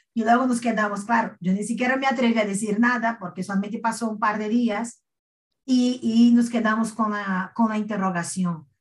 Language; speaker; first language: Spanish; non-native, fluent; Portuguese